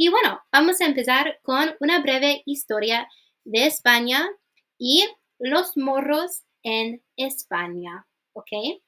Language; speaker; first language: Spanish; non-native, fluent; English